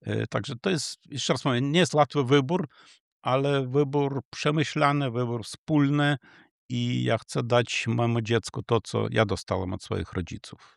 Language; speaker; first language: Polish; non-native, fluent; Ukrainian